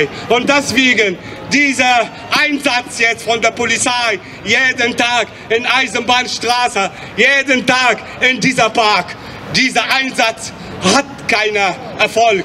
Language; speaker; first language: German; non-native, fluent; Arabic